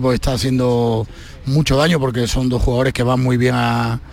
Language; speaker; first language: Spanish; native; Spanish